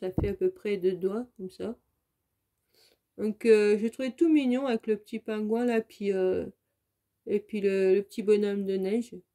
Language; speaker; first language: French; native; French